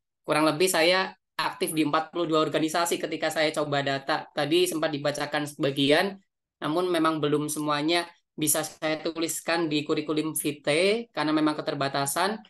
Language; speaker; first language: Indonesian; native; Indonesian